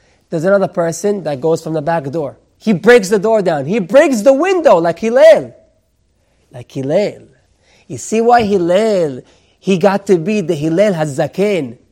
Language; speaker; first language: English; native; English